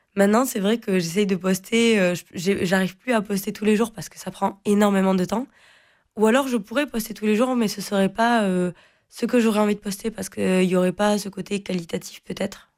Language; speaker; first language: French; non-native, local second language; Occitan